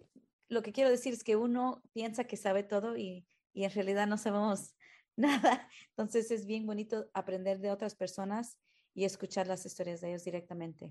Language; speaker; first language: Spanish; early bilingual, heritage; Spanish